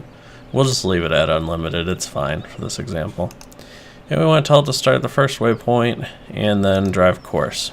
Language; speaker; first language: English; native; English